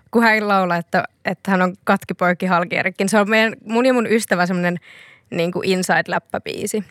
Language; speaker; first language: Finnish; native; Finnish